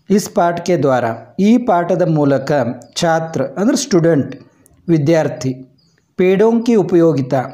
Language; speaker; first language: Hindi; non-native, local second language; Kannada